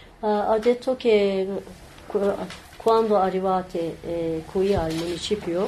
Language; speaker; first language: Italian; non-native, learner; Turkish